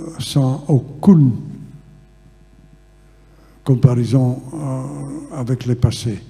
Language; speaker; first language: French; non-native, fluent; Italian